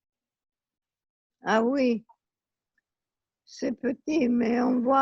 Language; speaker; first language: French; non-native, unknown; Italian